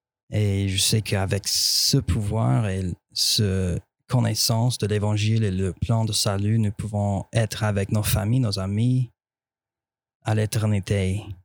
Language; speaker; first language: French; non-native, fluent; English